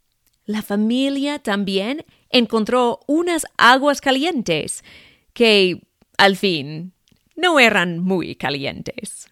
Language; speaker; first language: Spanish; non-native, fluent; English